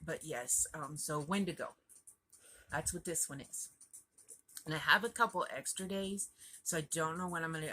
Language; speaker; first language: English; native; English